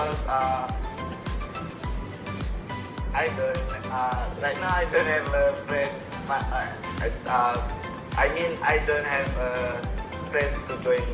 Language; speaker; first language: English; non-native, learner; Indonesian